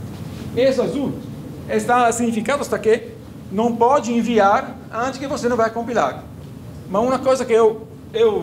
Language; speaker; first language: Portuguese; non-native, fluent; Italian